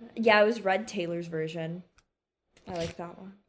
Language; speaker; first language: English; native; English